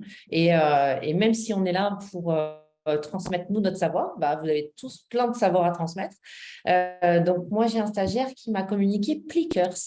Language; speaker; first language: French; native; French